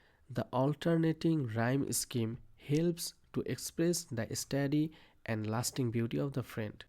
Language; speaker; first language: English; non-native, local second language; Bangla